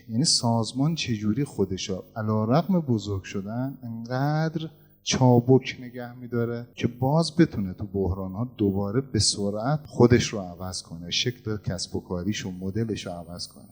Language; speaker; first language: Persian; native; Persian